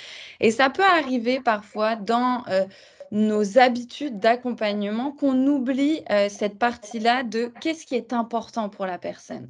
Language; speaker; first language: French; native; French